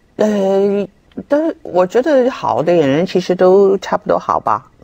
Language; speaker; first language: Chinese; non-native, fluent; Cantonese